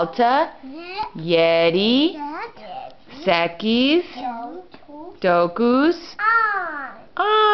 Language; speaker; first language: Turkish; non-native, learner; English